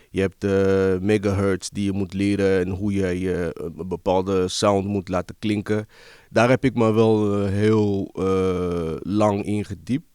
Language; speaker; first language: Dutch; early bilingual, other home language; Lingala